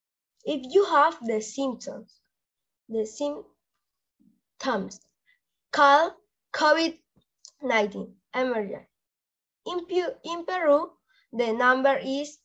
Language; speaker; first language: English; non-native, learner; Spanish